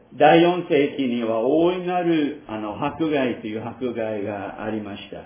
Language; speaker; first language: Japanese; non-native, fluent; English